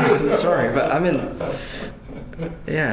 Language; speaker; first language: English; non-native, fluent; Korean